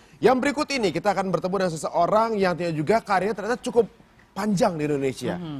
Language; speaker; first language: Indonesian; native; Indonesian